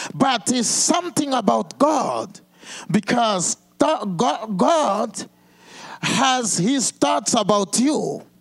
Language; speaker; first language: English; non-native, fluent; Portuguese